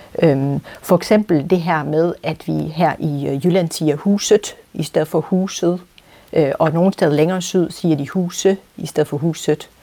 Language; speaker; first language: Danish; native; Danish